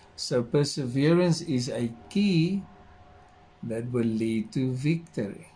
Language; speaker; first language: English; non-native, local second language; Afrikaans